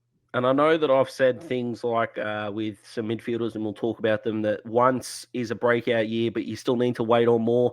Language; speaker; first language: English; native; English